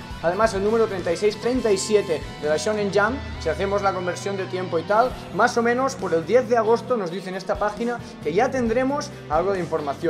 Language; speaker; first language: Spanish; native; Spanish